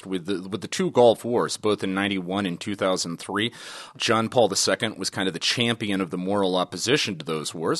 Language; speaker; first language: English; native; English